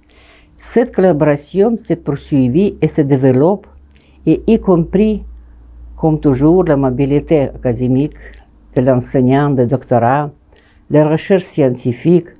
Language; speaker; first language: French; non-native, fluent; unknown